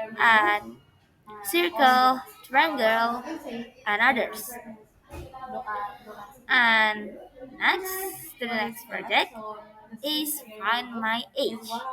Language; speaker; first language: English; non-native, learner; Indonesian